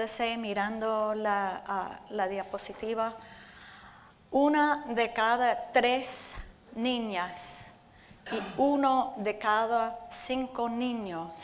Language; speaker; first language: Spanish; non-native, fluent; English